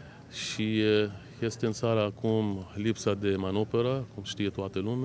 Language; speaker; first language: Romanian; non-native, fluent; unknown